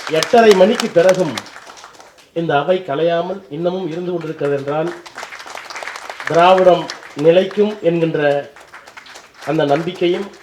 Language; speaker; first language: Tamil; native; Tamil